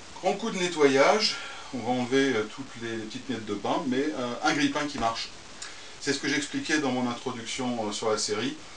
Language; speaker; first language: French; native; French